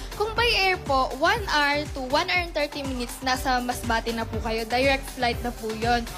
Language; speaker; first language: Filipino; non-native, local second language; Masbatenyo